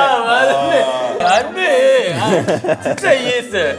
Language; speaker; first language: Korean; native; Korean